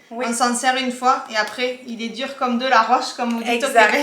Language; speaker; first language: French; native; French